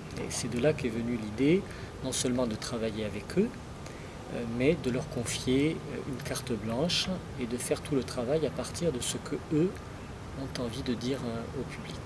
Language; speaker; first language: French; native; French